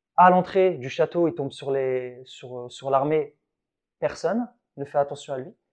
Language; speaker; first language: French; early bilingual, other home language; Arabic